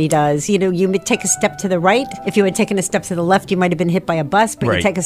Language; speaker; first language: English; native; English